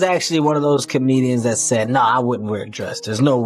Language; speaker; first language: English; native; English